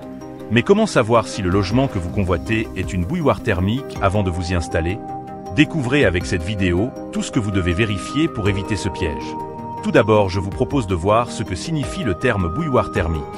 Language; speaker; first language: French; native; French